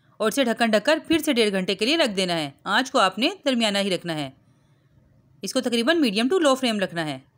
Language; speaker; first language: Urdu; native; Urdu